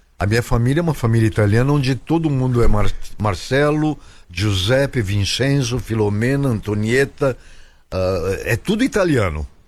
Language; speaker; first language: Portuguese; native; Portuguese